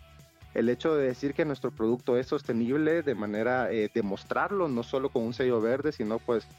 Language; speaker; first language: Spanish; native; Spanish